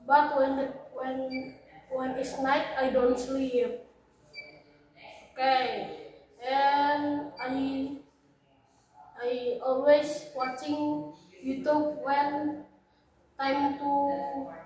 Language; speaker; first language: English; non-native, learner; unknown